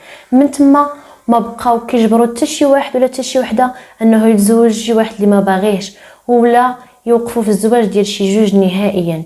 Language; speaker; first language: Arabic; native; Arabic